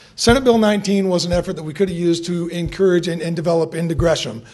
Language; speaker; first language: English; native; English